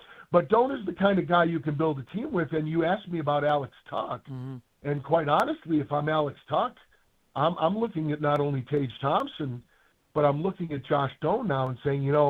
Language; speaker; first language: English; native; English